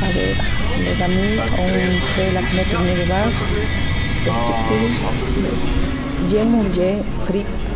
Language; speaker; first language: French; non-native, learner; Spanish